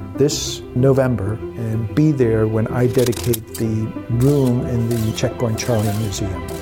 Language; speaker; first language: English; early bilingual, other home language; German